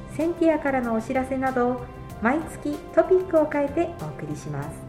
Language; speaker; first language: Japanese; native; Japanese